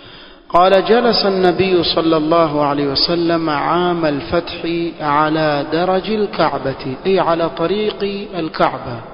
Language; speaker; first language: Arabic; non-native, fluent; Swahili